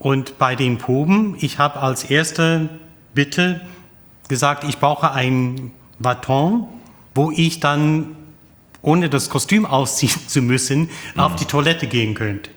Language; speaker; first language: German; non-native, fluent; English